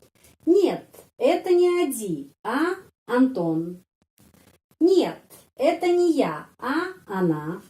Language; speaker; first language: Russian; non-native, fluent; Indonesian